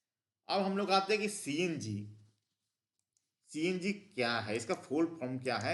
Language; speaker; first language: Hindi; native; Hindi